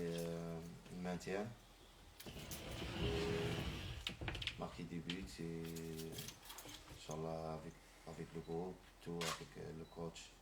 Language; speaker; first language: French; non-native, learner; Arabic